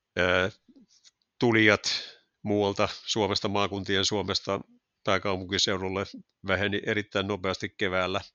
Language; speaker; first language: Finnish; native; Finnish